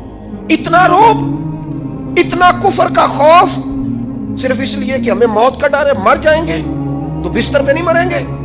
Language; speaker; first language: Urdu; non-native, local second language; Punjabi